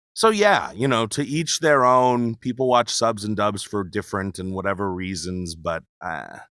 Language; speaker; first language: English; native; English